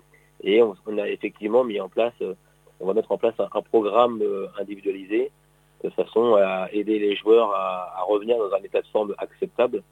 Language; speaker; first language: French; native; French